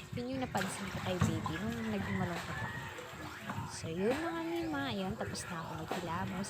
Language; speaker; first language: Filipino; non-native, local second language; Cebuano